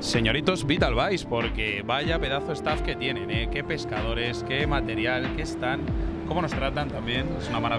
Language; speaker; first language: Spanish; native; Spanish